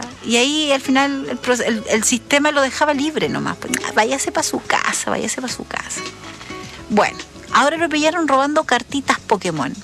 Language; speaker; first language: Spanish; native; Spanish